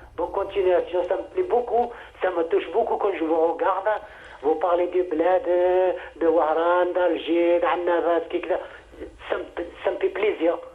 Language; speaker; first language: French; non-native, local second language; Kabyle